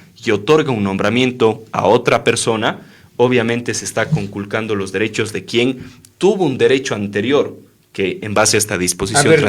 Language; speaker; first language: Spanish; native; Spanish